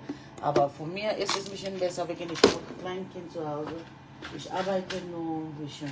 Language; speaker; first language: German; non-native, learner; French